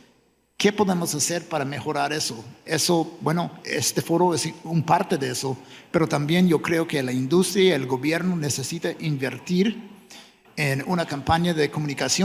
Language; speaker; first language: Spanish; non-native, fluent; English